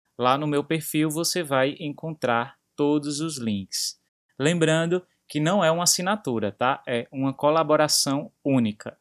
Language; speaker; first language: Portuguese; native; Portuguese